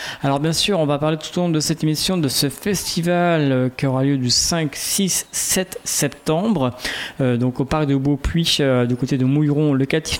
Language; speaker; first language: French; native; French